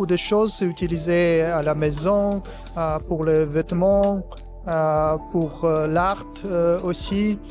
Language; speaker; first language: French; non-native, fluent; Kazakh